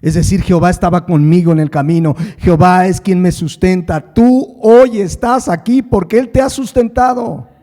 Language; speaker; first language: Spanish; native; Spanish